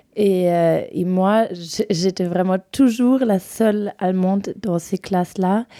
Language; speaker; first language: French; non-native, fluent; German